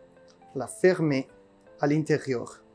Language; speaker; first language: French; non-native, learner; Italian